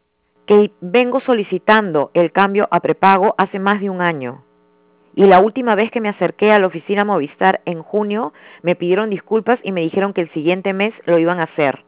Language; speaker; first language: Spanish; native; Spanish